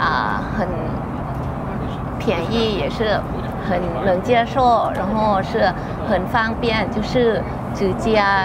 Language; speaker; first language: Chinese; non-native, fluent; Lao